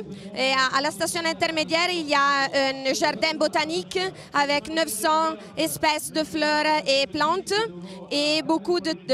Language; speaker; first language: French; non-native, local second language; Italian